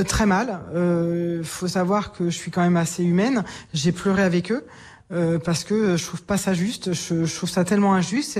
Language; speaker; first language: French; native; French